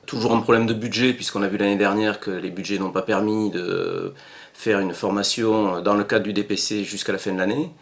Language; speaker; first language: French; native; French